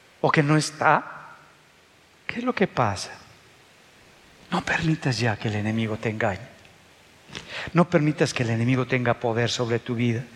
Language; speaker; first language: Spanish; native; Spanish